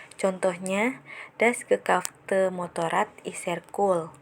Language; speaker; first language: German; non-native, fluent; Indonesian